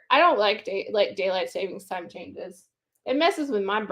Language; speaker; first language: English; native; English